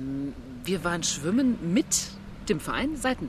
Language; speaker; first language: German; native; German